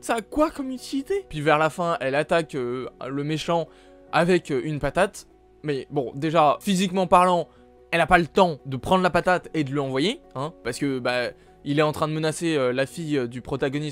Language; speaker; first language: French; native; French